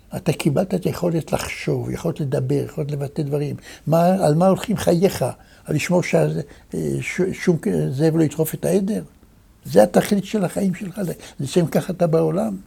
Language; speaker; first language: Hebrew; native; Hebrew